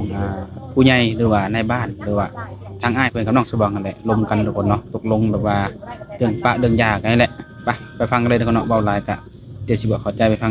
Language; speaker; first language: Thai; non-native, local second language; Northeastern Thai